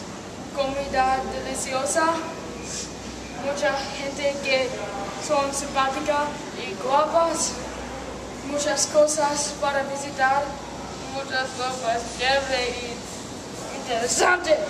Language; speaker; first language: Spanish; non-native, learner; English